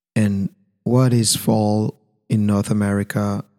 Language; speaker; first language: English; non-native, fluent; Haitian Creole